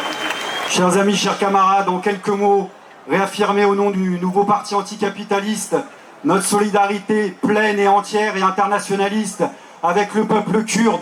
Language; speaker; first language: French; native; French